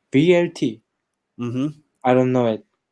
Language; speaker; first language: English; non-native, learner; Japanese